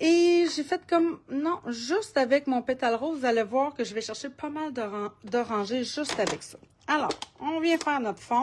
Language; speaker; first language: French; native; French